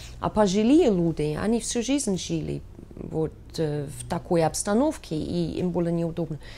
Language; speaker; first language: Russian; non-native, fluent; English